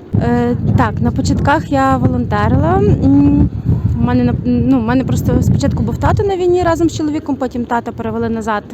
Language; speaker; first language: Ukrainian; native; Ukrainian